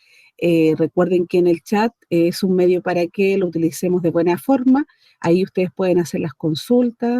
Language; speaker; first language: Spanish; native; Spanish